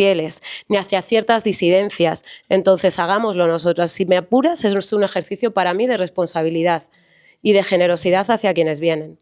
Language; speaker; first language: Spanish; native; Spanish